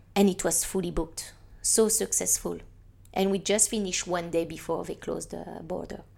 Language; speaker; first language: English; non-native, fluent; French